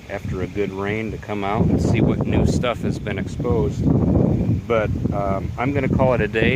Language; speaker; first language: English; native; English